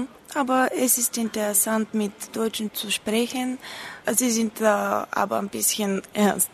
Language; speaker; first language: German; non-native, learner; Bulgarian